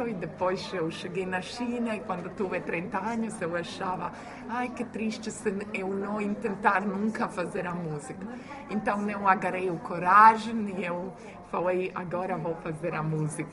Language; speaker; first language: Portuguese; non-native, fluent; Croatian